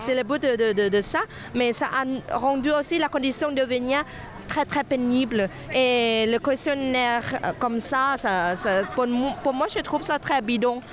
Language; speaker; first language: French; non-native, fluent; Thai